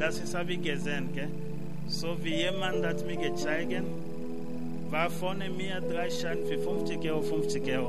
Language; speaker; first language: German; non-native, learner; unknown